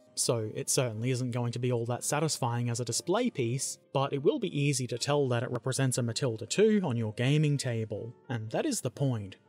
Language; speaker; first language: English; native; English